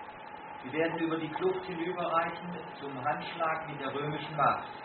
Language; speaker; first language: German; native; German